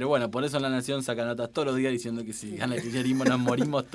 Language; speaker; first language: Spanish; native; Spanish